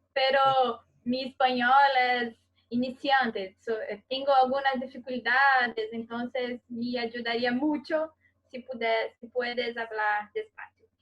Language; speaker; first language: Spanish; non-native, learner; Portuguese